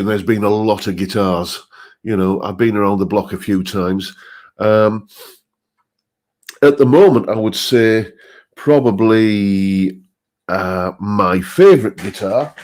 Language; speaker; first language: English; native; English